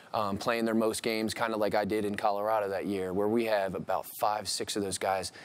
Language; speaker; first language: English; native; English